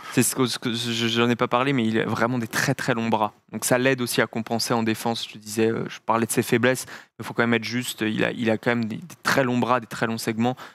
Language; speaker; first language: French; native; French